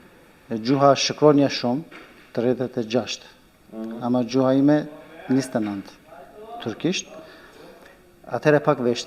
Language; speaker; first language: Albanian; non-native, learner; Turkish